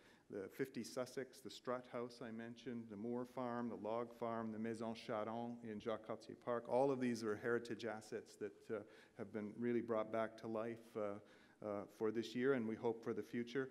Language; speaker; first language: English; native; English